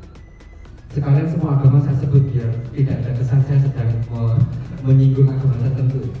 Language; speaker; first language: Indonesian; native; Indonesian